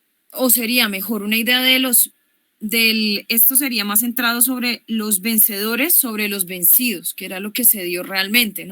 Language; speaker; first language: Spanish; native; Spanish